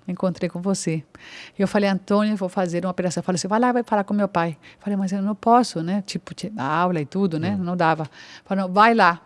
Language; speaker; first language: Portuguese; non-native, fluent; Spanish